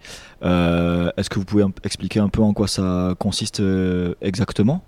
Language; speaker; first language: French; native; French